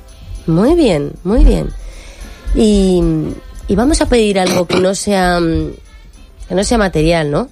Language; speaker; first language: Spanish; native; Spanish